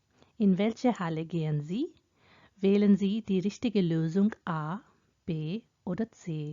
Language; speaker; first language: German; non-native, fluent; Hindi